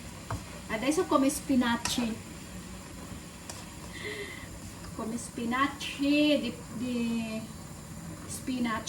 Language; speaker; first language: Italian; non-native, learner; Filipino